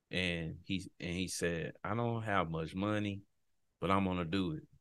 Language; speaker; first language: English; native; English